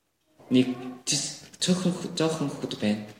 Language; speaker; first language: Mongolian; non-native, fluent; Korean